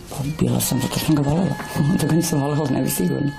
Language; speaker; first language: Bosnian; native; Bosnian